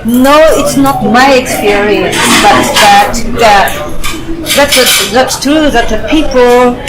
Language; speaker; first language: English; non-native, fluent; Japanese